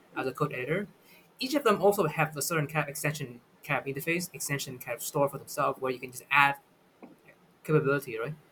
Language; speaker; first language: English; non-native, fluent; Vietnamese